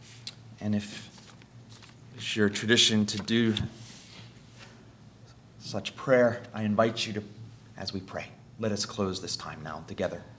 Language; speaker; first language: English; native; English